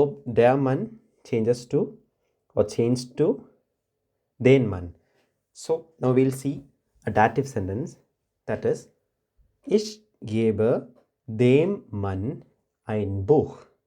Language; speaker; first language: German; non-native, fluent; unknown